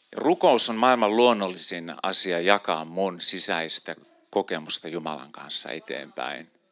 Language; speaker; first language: Finnish; native; Finnish